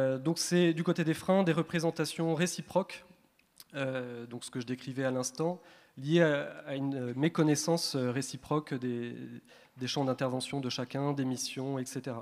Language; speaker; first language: French; native; French